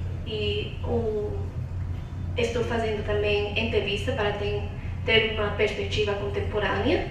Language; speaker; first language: Portuguese; non-native, fluent; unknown